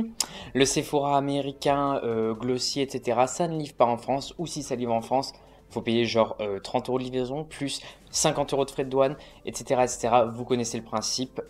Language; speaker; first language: French; native; French